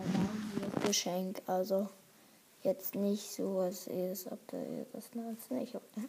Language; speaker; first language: German; native; German